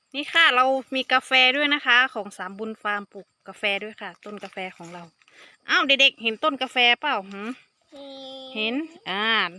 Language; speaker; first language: Thai; native; Thai